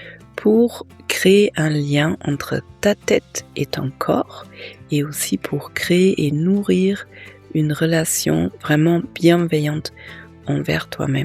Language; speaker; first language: French; native; French